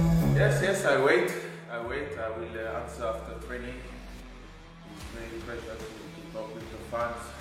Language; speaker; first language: English; non-native, learner; French